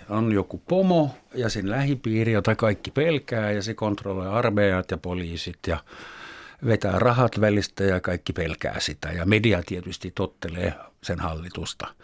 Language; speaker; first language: Finnish; native; Finnish